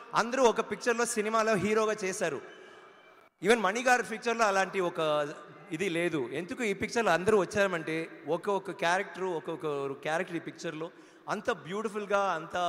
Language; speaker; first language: Telugu; non-native, learner; Tamil